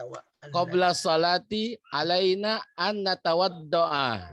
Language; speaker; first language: Arabic; non-native, learner; Indonesian